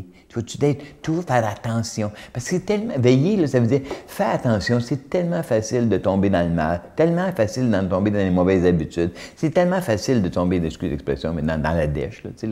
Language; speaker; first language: French; native; French